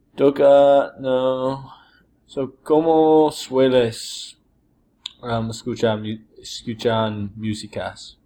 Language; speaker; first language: Spanish; non-native, learner; English